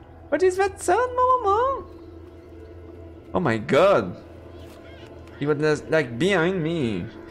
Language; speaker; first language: English; non-native, fluent; French